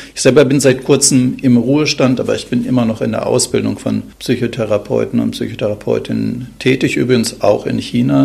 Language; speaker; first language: German; native; German